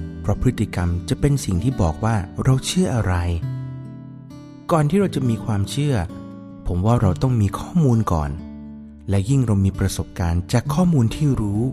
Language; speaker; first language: Thai; native; Thai